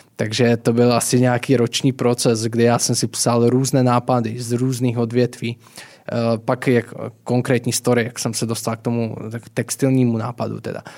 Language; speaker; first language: Czech; native; Czech